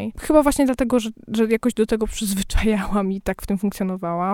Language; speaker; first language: Polish; native; Polish